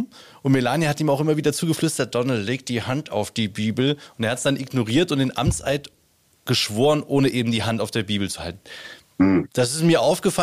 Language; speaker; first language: German; native; German